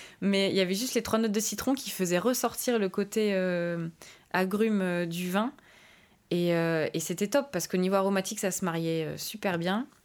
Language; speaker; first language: French; native; French